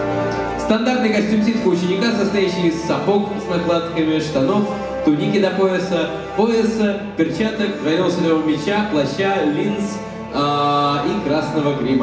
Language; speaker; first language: Russian; native; Russian